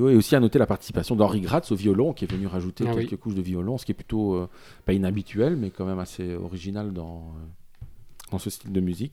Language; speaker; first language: French; native; French